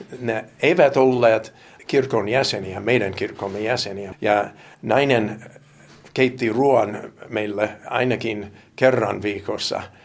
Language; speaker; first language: Finnish; non-native, fluent; English